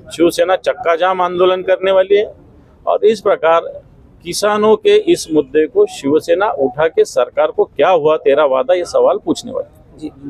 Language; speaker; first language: Hindi; non-native, local second language; Marathi